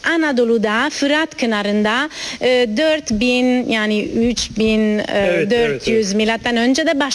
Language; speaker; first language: Turkish; non-native, learner; Italian